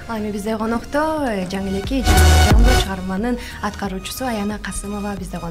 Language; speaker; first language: Kyrgyz; native; Kyrgyz